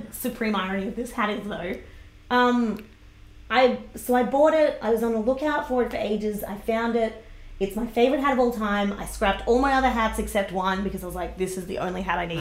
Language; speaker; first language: English; native; English